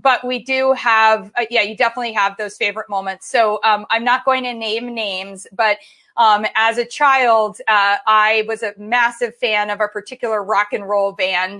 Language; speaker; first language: English; native; English